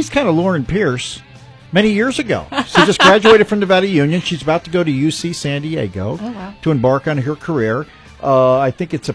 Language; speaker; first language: English; native; English